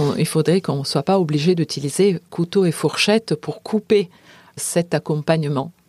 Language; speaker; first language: French; non-native, fluent; Italian